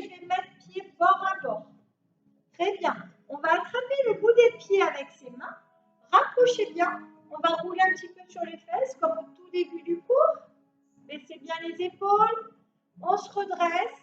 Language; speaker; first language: French; native; French